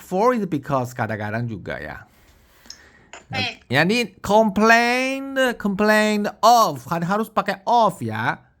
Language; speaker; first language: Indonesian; non-native, fluent; Chinese